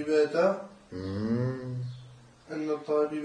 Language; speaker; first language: Arabic; non-native, learner; French